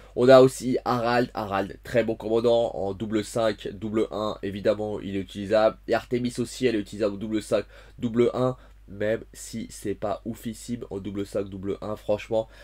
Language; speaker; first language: French; native; French